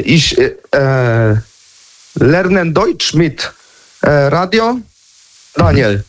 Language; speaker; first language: German; non-native, learner; Polish